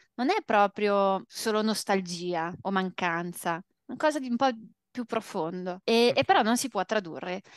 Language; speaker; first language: Italian; early bilingual, other home language; Portuguese